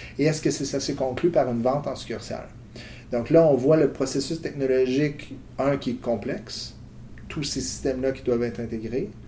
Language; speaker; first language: French; native; French